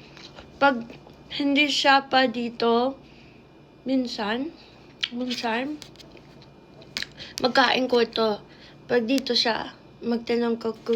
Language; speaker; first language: Filipino; non-native, learner; English